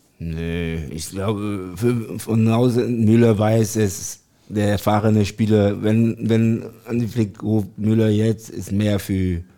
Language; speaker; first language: German; non-native, learner; French